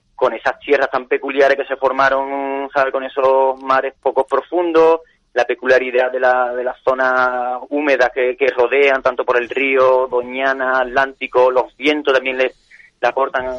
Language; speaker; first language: Spanish; native; Spanish